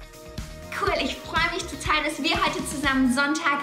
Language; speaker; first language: German; native; German